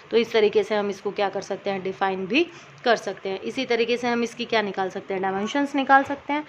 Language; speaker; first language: Hindi; native; Hindi